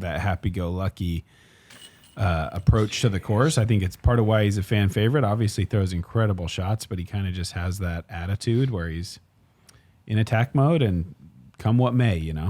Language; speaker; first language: English; native; English